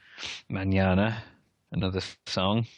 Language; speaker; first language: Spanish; non-native, learner; English